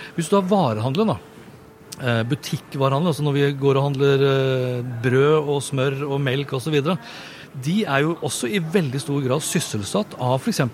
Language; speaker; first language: Norwegian; native; Norwegian